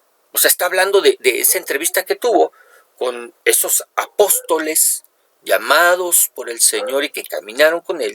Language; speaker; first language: Spanish; native; Spanish